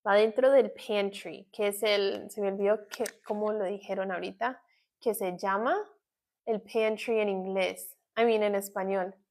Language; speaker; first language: Spanish; non-native, fluent; English